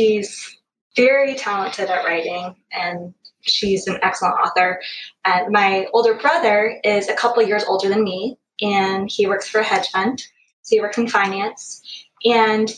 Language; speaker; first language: English; native; English